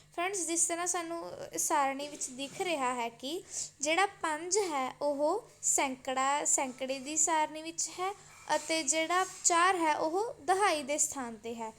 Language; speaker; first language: Hindi; non-native, local second language; Punjabi